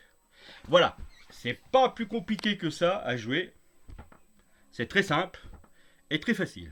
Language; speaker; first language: French; native; French